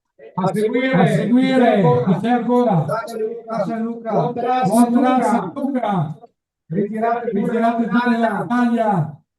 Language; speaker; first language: Italian; native; Italian